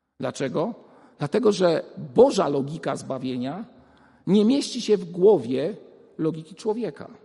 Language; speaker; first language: Polish; native; Polish